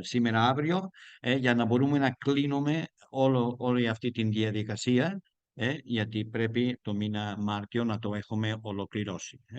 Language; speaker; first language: Greek; non-native, learner; Spanish